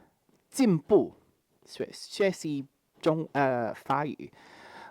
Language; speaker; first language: Chinese; non-native, fluent; English